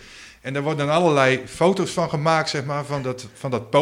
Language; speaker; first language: Dutch; native; Dutch